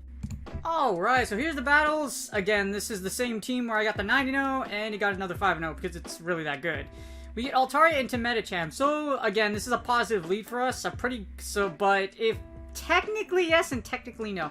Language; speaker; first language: English; native; English